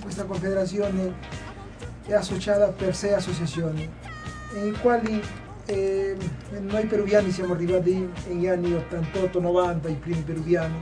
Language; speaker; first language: Italian; non-native, fluent; Spanish